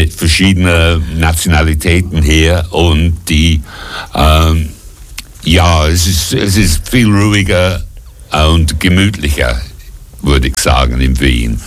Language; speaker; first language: German; non-native, fluent; English